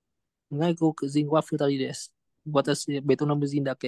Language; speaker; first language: Japanese; non-native, learner; Vietnamese